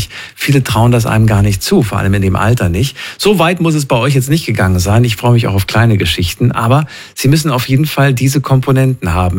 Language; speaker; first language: German; native; German